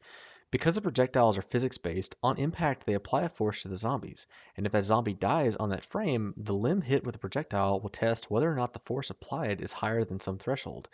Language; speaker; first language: English; native; English